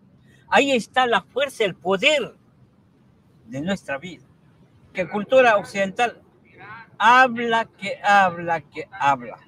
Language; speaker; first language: Spanish; non-native, local second language; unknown